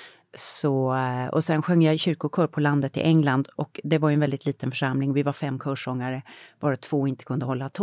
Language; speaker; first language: Swedish; native; Swedish